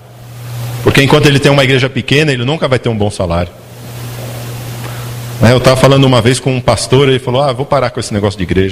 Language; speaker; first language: Portuguese; native; Portuguese